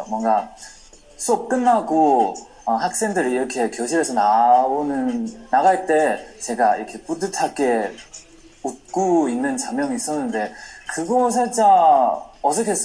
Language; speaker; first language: Korean; non-native, fluent; Chinese